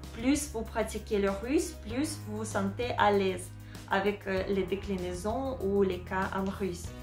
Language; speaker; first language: French; non-native, fluent; Russian